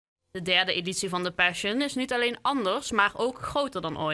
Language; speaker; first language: Dutch; native; Dutch